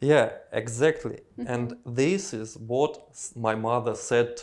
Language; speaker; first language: English; non-native, learner; Russian